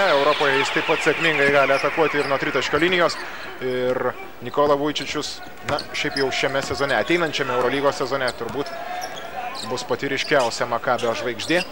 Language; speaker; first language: Lithuanian; native; Lithuanian